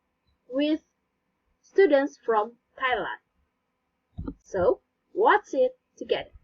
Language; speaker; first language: English; non-native, learner; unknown